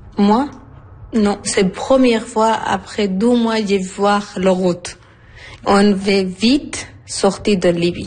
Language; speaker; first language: French; non-native, learner; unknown